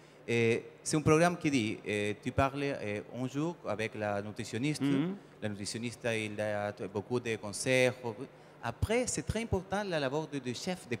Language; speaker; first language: French; non-native, learner; Spanish